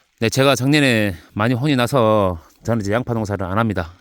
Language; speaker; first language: Korean; native; Korean